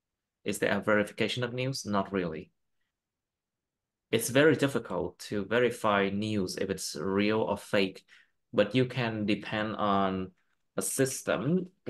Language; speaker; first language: English; non-native, fluent; Vietnamese